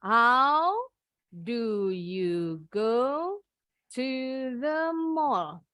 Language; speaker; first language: English; non-native, fluent; Indonesian